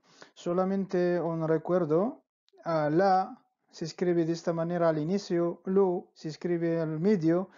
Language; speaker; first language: Spanish; non-native, fluent; Arabic